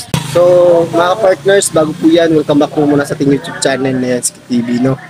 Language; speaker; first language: Filipino; native; Filipino